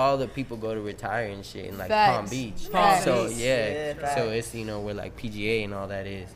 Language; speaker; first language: English; early bilingual, other home language; Spanish